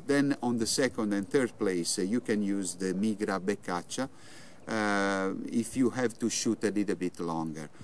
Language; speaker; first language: English; non-native, fluent; Italian